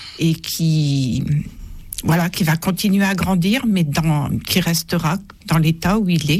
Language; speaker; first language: French; native; French